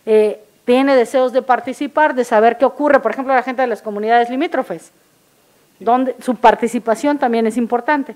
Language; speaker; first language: Spanish; native; Spanish